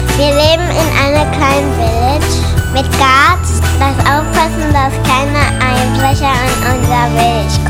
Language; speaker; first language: German; early bilingual, heritage; German